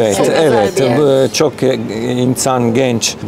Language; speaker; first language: Turkish; non-native, learner; Italian